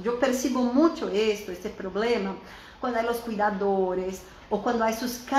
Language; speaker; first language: Spanish; non-native, fluent; Portuguese